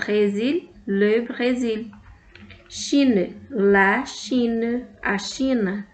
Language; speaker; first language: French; non-native, fluent; Portuguese